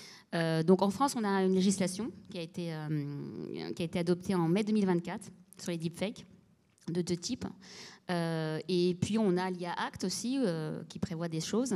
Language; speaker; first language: French; native; French